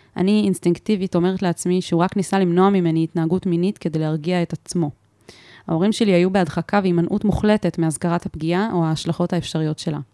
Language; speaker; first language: Hebrew; native; Hebrew